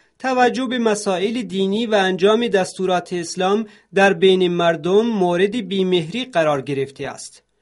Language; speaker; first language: Persian; non-native, local second language; Central Kurdish